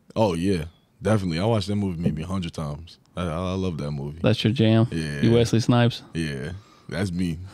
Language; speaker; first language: English; native; English